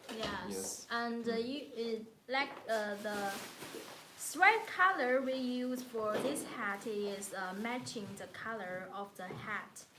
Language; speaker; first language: English; non-native, learner; Chinese